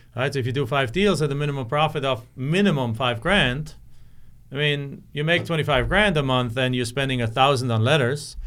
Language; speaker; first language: English; non-native, fluent; German